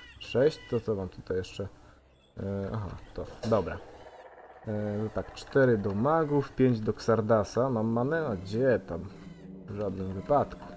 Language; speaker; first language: Polish; native; Polish